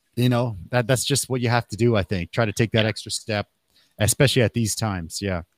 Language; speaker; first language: English; native; English